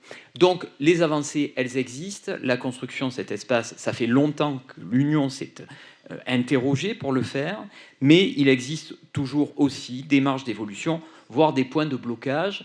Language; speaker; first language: French; native; French